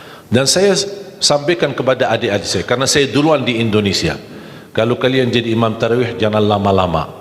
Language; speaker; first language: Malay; non-native, fluent; Arabic